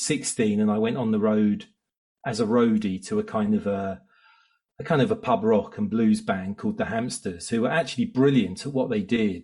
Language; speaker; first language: English; native; English